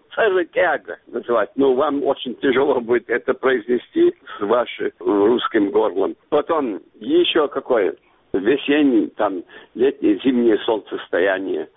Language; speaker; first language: Russian; non-native, local second language; Ingush